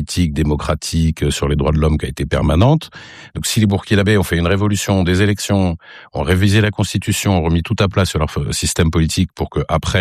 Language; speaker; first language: French; non-native, local second language; Arabic